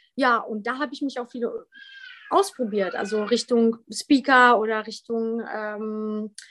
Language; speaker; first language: German; early bilingual, other home language; Polish